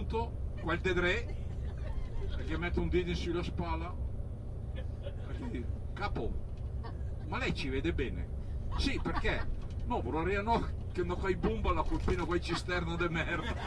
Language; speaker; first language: Italian; native; Italian